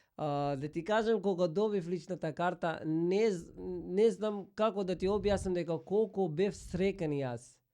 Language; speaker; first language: Macedonian; non-native, fluent; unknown